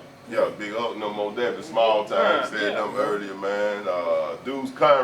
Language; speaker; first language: English; native; English